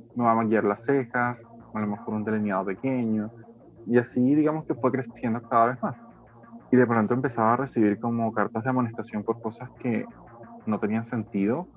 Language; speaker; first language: Spanish; native; Spanish